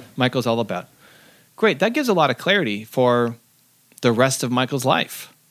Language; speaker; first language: English; native; English